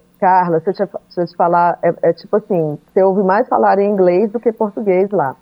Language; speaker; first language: Portuguese; native; Portuguese